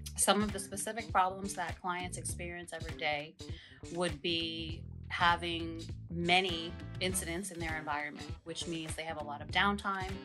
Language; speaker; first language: English; native; English